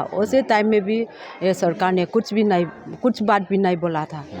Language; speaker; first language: Hindi; non-native, local second language; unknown